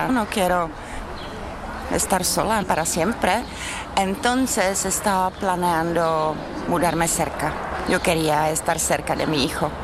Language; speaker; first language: Spanish; non-native, learner; Czech